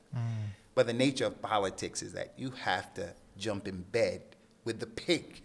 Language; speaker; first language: English; native; English